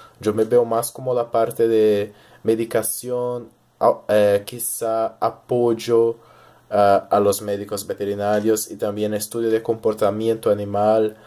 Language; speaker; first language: Spanish; early bilingual, heritage; Portuguese